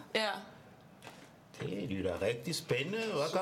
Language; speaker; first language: Danish; non-native, learner; French